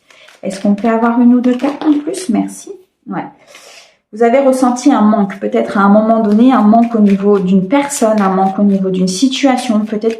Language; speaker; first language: French; native; French